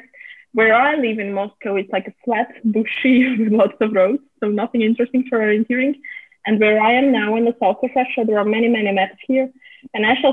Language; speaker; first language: English; non-native, fluent; Russian